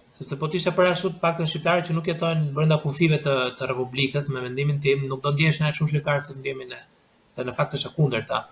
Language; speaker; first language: Albanian; native; Albanian